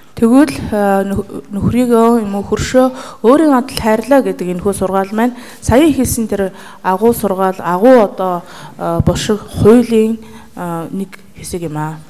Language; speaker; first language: Mongolian; native; Mongolian